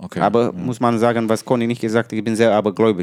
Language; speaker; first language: German; non-native, learner; Romanian